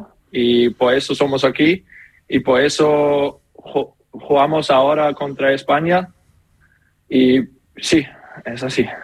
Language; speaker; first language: Spanish; non-native, learner; German